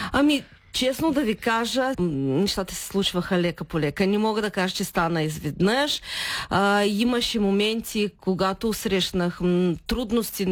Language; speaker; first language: Bulgarian; early bilingual, heritage; Bulgarian